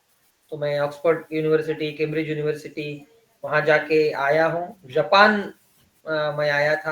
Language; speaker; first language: Hindi; native; Hindi